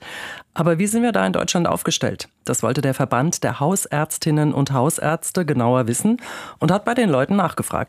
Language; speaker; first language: German; native; German